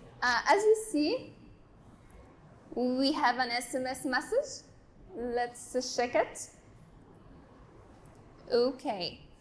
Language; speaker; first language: English; non-native, learner; Arabic